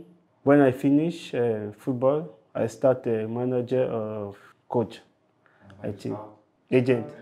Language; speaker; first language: English; non-native, local second language; French